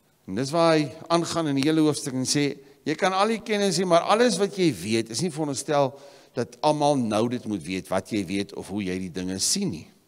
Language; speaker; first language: Afrikaans; native; Afrikaans